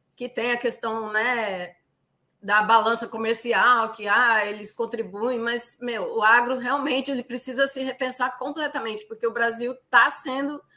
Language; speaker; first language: Portuguese; native; Portuguese